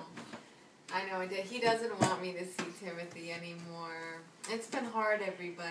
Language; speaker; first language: English; native; English